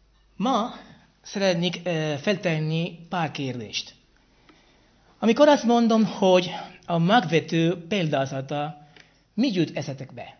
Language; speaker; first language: Hungarian; non-native, fluent; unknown